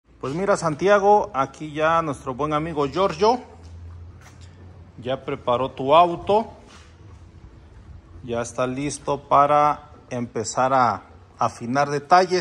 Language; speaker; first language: Spanish; native; Spanish